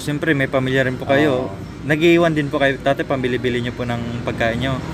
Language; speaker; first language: Filipino; native; Filipino